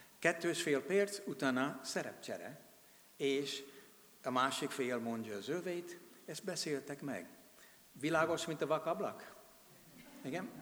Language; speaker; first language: Hungarian; non-native, fluent; English